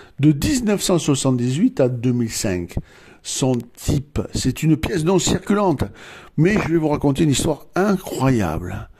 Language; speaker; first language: French; native; French